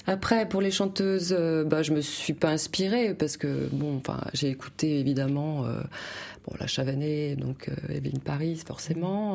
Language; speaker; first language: French; native; French